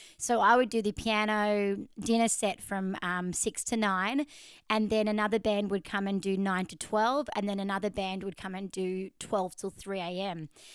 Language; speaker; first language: English; native; English